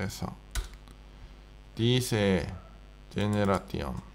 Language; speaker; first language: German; non-native, learner; Korean